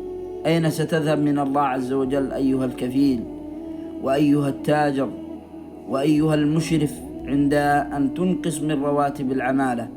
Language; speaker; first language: Arabic; native; Arabic